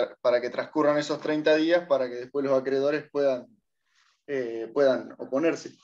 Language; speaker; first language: Spanish; native; Spanish